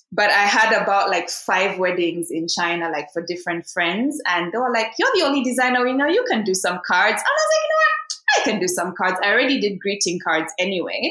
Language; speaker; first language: English; non-native, local second language; Ganda